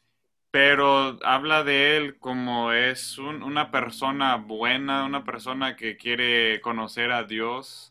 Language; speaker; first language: Spanish; non-native, fluent; English